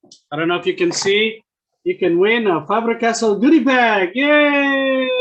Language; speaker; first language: English; non-native, fluent; Indonesian